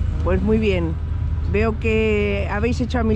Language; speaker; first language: Spanish; native; Spanish